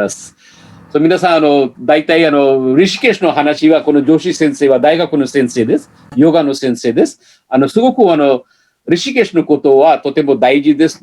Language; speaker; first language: Japanese; non-native, learner; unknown